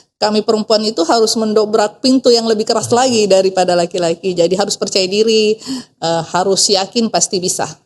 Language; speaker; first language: Indonesian; native; Indonesian